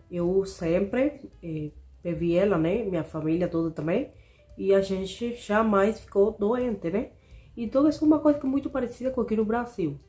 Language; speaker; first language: Portuguese; non-native, fluent; Spanish